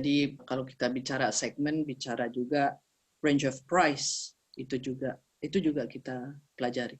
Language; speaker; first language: Indonesian; early bilingual, heritage; Indonesian